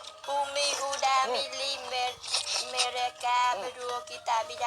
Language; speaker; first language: Indonesian; non-native, learner; Vietnamese